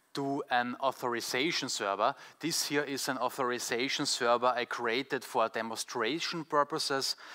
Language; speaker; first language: English; non-native, fluent; German